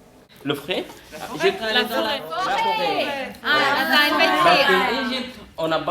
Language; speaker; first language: French; non-native, learner; Arabic